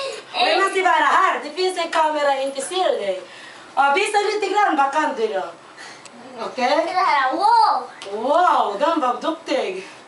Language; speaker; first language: Swedish; non-native, learner; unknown